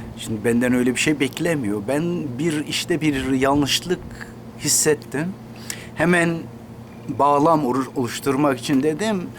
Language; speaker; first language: Turkish; non-native, local second language; Kurdish